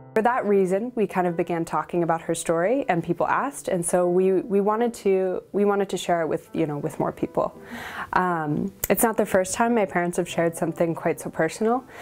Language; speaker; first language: English; native; English